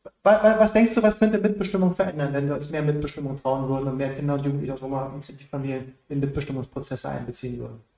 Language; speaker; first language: German; native; German